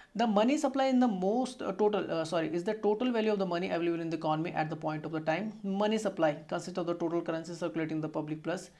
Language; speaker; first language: Hindi; native; Hindi